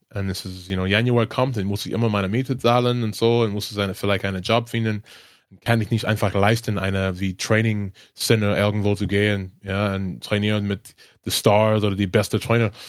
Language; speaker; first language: German; non-native, learner; English